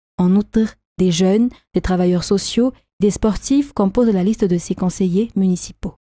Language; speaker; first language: French; non-native, local second language; Malagasy